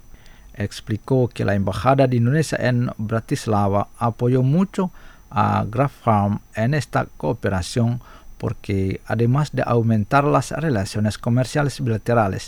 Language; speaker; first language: Spanish; non-native, fluent; Indonesian